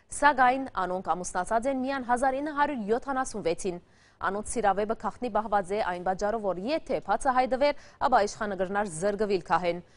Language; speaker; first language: Armenian; early bilingual, heritage; Armenian